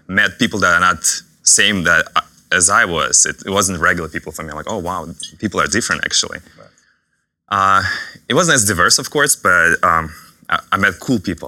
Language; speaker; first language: English; non-native, fluent; Russian